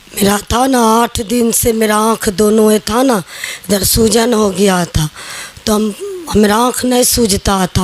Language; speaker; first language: Hindi; non-native, local second language; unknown